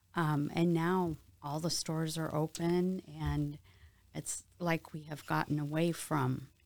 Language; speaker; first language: English; native; English